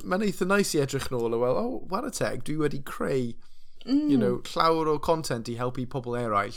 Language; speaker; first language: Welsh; non-native, local second language; English